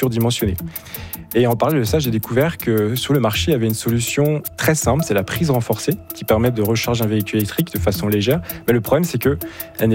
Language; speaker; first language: French; native; French